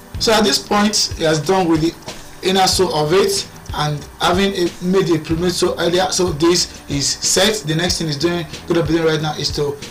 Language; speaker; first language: English; non-native, local second language; Yoruba